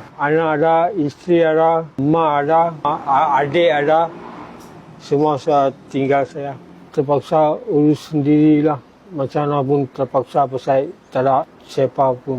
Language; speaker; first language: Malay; non-native, local second language; Tamil